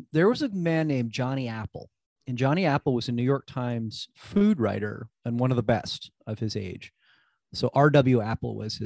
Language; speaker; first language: English; native; English